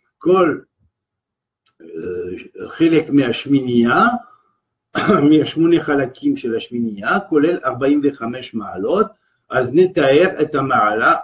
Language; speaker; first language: Hebrew; non-native, fluent; French